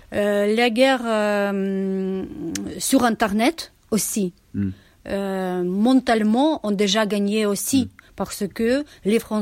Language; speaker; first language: French; non-native, learner; Ukrainian